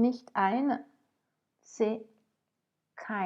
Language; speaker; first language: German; non-native, fluent; French